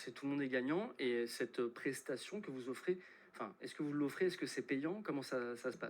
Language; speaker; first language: French; native; French